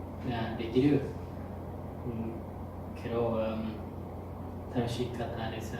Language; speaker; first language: Japanese; non-native, learner; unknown